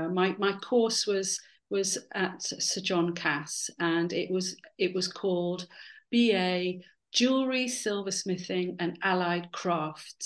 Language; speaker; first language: English; native; English